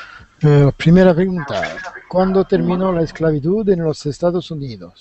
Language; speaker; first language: Spanish; non-native, learner; French